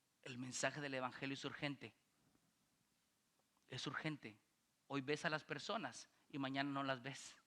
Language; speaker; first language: Spanish; native; Spanish